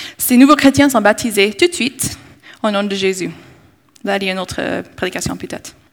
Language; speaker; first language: French; non-native, fluent; English